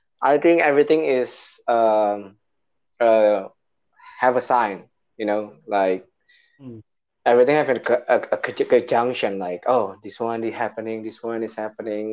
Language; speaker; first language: English; non-native, learner; Indonesian